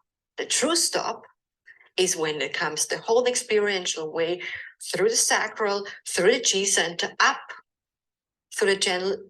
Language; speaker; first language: English; non-native, fluent; German